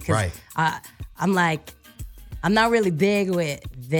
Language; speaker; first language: English; native; English